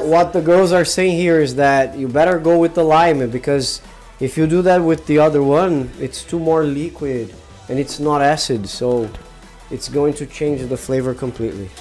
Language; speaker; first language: English; non-native, fluent; Portuguese